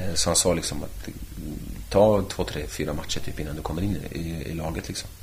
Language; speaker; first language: Swedish; native; Swedish